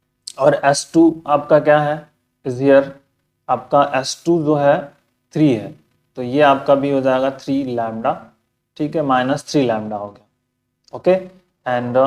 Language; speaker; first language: Hindi; native; Hindi